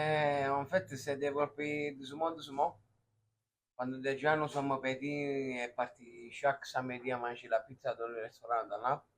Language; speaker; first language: French; non-native, learner; Italian